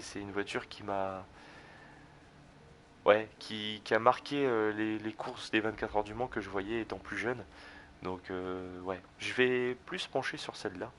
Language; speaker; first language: French; native; French